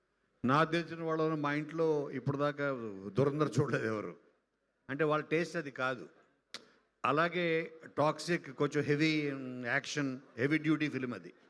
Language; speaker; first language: Telugu; native; Telugu